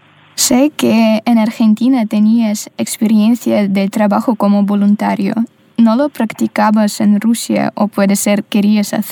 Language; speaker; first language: Spanish; non-native, fluent; Russian